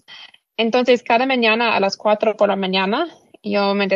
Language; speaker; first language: Spanish; non-native, learner; English